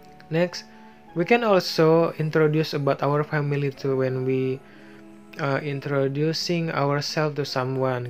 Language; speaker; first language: English; non-native, fluent; Indonesian